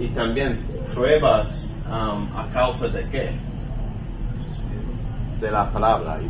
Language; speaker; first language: Spanish; non-native, learner; English